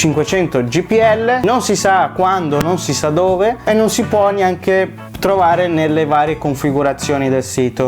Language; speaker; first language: Italian; native; Italian